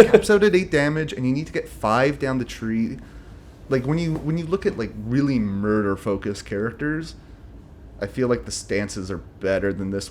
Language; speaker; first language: English; native; English